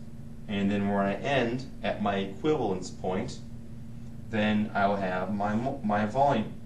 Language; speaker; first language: English; native; English